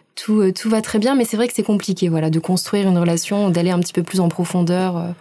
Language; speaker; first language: French; native; French